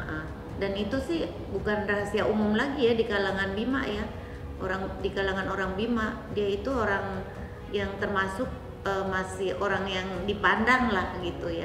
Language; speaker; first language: Indonesian; native; Indonesian